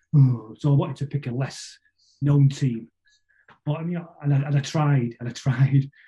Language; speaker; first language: English; native; English